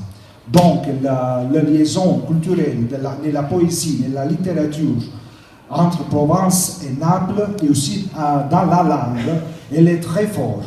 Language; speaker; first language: French; non-native, learner; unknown